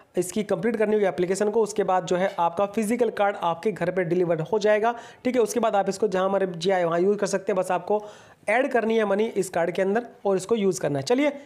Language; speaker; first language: Hindi; native; Hindi